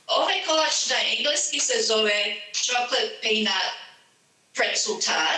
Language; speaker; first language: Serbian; early bilingual, heritage; Serbian